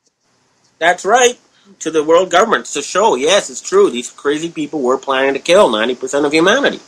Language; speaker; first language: English; native; English